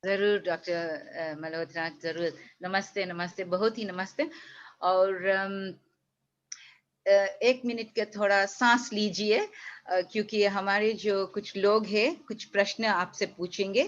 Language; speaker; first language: Hindi; non-native, fluent; English